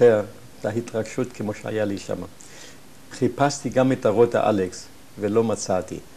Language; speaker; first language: Hebrew; non-native, fluent; German